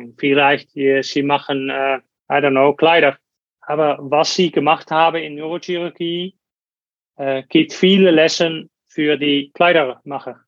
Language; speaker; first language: German; non-native, learner; Dutch